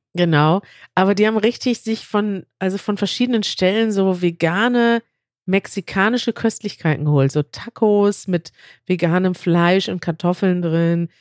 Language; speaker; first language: German; native; German